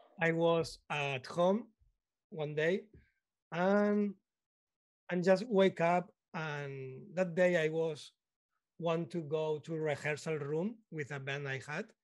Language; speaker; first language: English; non-native, learner; Spanish